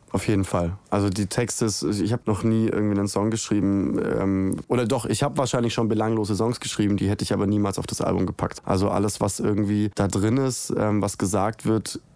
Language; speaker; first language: German; native; German